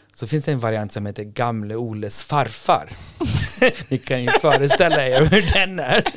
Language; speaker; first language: Swedish; non-native, fluent; Icelandic